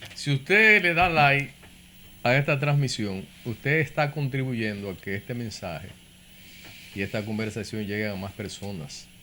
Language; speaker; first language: Spanish; native; Spanish